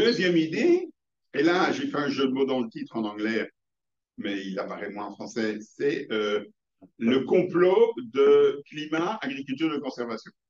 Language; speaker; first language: French; native; French